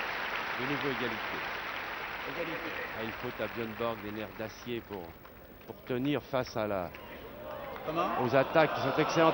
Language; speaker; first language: French; native; French